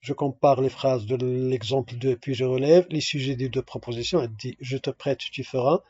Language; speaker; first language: French; non-native, local second language; Arabic